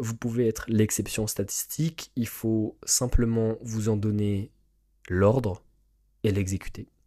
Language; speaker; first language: French; native; French